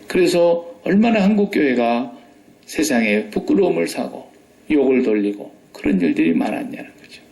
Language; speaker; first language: Korean; native; Korean